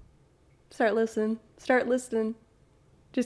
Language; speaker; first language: English; native; English